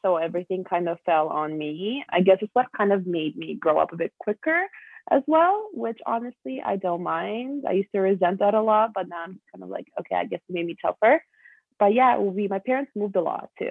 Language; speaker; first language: English; early bilingual, other home language; Albanian